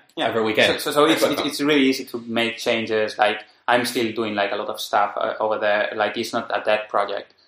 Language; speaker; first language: English; non-native, fluent; Spanish